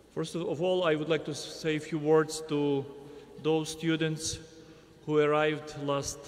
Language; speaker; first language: English; non-native, fluent; Ukrainian